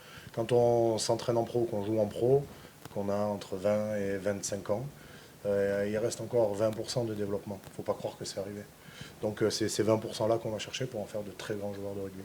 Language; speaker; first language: French; native; French